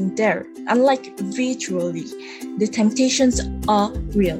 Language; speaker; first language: English; non-native, local second language; Malay